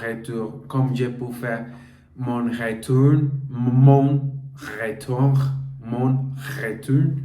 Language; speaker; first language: French; non-native, learner; Portuguese